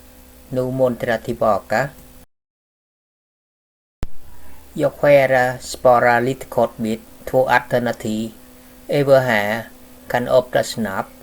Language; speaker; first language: Swedish; non-native, learner; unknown